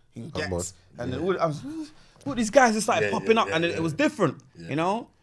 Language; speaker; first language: English; native; English